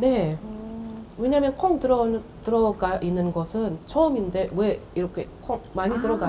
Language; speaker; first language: Korean; non-native, fluent; Indonesian